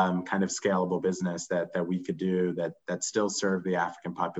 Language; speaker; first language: English; native; English